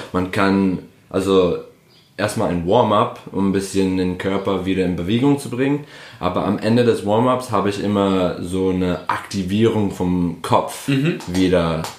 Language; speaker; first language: German; non-native, fluent; English